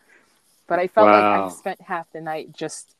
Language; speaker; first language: English; native; English